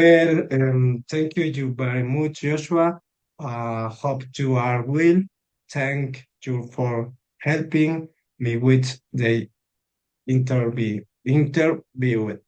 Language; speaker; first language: English; non-native, learner; Spanish